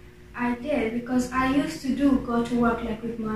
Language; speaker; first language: English; non-native, learner; Indonesian